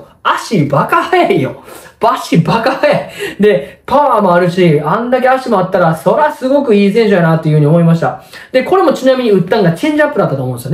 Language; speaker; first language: Japanese; native; Japanese